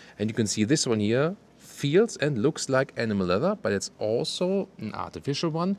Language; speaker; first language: English; non-native, fluent; German